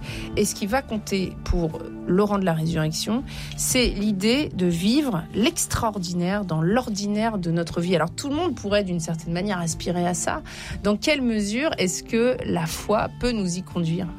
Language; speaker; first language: French; native; French